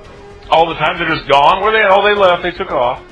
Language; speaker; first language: English; native; English